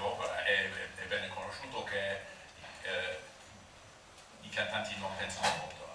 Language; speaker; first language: Italian; non-native, learner; English